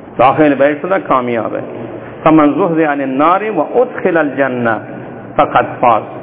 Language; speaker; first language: Persian; non-native, local second language; Baluchi